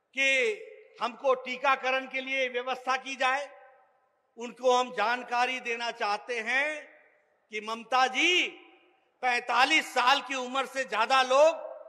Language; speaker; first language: Hindi; native; Hindi